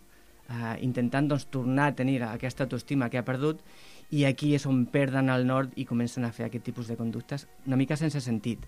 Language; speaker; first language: Catalan; native; Catalan